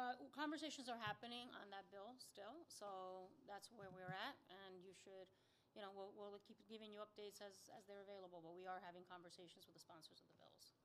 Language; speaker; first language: English; early bilingual, other home language; Spanish